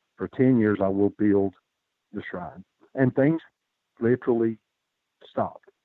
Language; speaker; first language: English; native; English